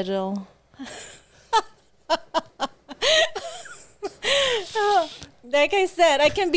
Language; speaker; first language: English; non-native, local second language; Hiligaynon